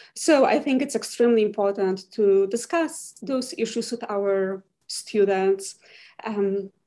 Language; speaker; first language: English; non-native, fluent; Polish